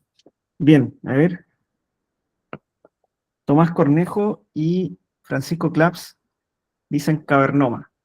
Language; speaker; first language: Spanish; native; Spanish